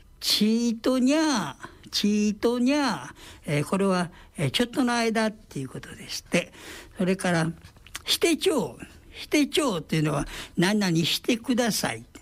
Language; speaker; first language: Japanese; native; Japanese